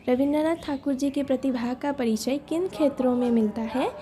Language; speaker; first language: Hindi; non-native, local second language; Assamese